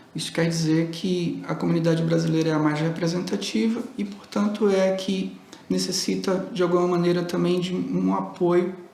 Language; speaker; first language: Portuguese; native; Portuguese